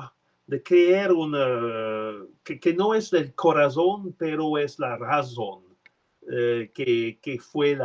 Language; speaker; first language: Spanish; non-native, learner; French